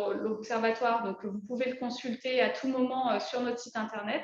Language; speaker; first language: French; native; French